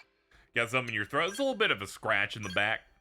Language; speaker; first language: English; native; English